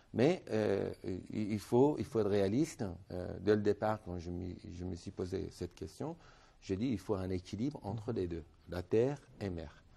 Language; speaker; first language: French; non-native, fluent; Persian